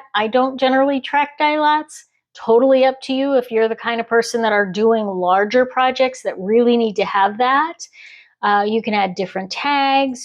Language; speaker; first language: English; native; English